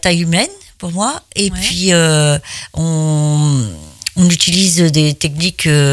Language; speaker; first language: French; native; French